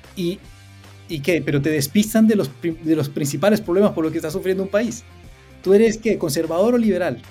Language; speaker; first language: Spanish; native; Spanish